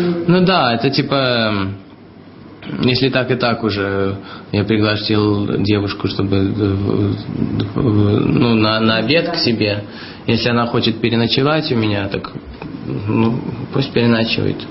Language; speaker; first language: Russian; early bilingual, heritage; Russian